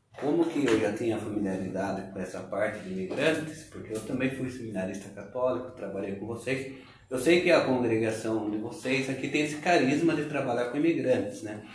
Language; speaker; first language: Portuguese; native; Portuguese